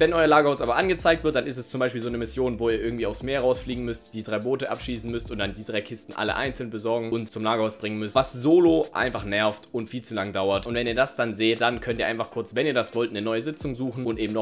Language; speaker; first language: German; native; German